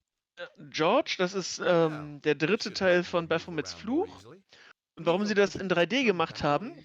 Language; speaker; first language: German; native; German